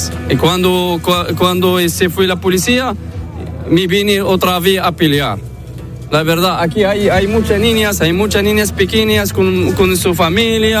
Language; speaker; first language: Spanish; non-native, learner; Arabic